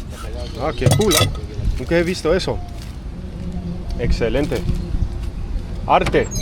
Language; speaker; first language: Spanish; non-native, learner; English